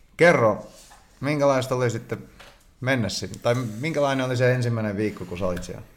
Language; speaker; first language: Finnish; native; Finnish